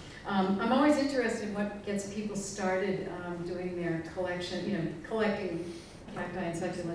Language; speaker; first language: English; native; English